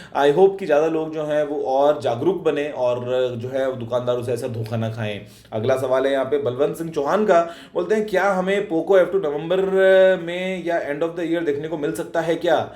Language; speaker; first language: Hindi; native; Hindi